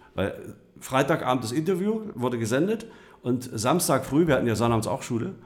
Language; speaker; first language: German; native; German